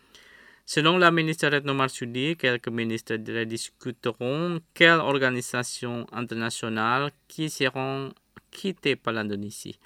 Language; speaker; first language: French; non-native, fluent; Indonesian